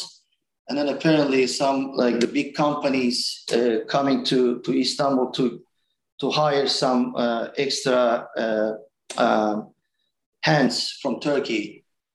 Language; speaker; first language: English; non-native, fluent; Turkish